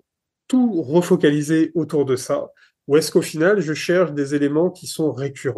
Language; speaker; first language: French; native; French